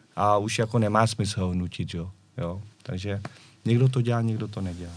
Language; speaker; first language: Czech; early bilingual, other home language; Vietnamese